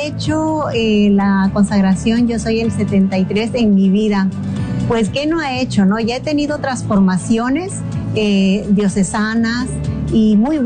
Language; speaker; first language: Spanish; native; Spanish